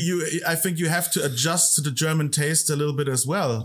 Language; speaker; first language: English; non-native, fluent; German